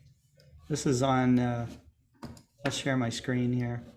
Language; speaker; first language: English; native; English